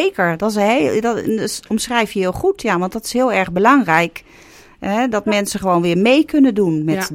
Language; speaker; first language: Dutch; native; Dutch